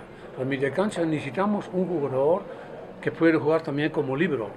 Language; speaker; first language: Spanish; non-native, fluent; Dutch